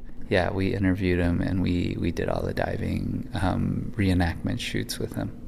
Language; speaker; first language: English; early bilingual, other home language; Chinese